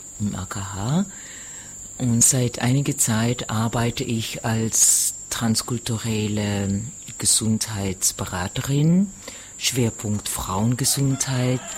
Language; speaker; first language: German; non-native, fluent; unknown